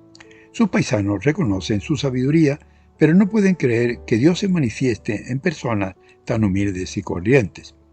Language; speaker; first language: Spanish; native; Spanish